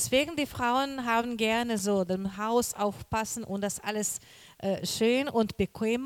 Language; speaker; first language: German; non-native, learner; Portuguese